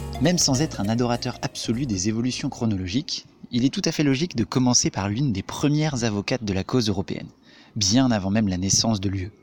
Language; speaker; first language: French; native; French